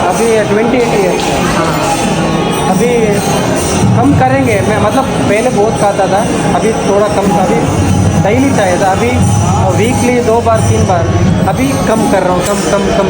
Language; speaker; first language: Hindi; non-native, local second language; Kannada